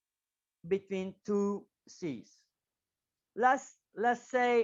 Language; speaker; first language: English; non-native, learner; Turkish